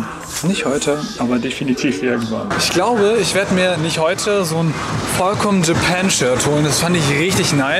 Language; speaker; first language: German; native; German